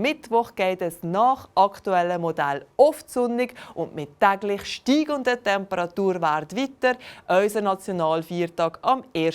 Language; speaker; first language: German; native; German